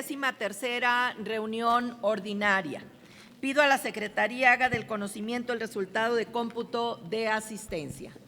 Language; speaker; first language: Spanish; native; Spanish